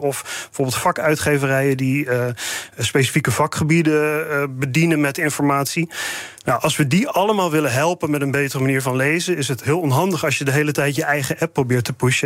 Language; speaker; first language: Dutch; native; Dutch